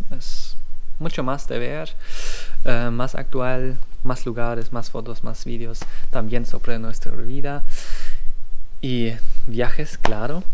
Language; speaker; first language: Spanish; non-native, learner; German